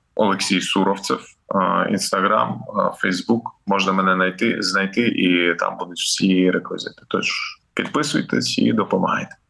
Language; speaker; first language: Ukrainian; non-native, local second language; Russian